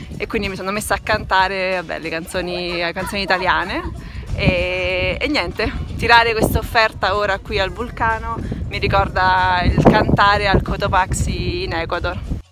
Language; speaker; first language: Italian; native; Italian